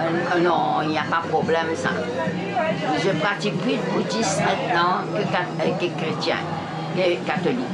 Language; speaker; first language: French; non-native, local second language; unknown